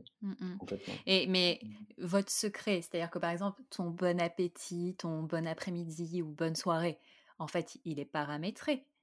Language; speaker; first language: French; native; French